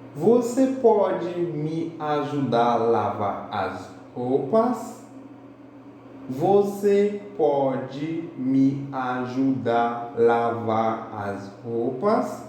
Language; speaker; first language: Portuguese; non-native, fluent; Haitian Creole